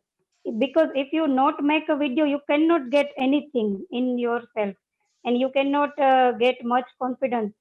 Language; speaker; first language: English; non-native, learner; Gujarati